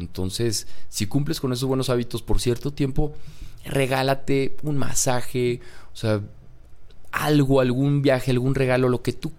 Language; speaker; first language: Spanish; native; Spanish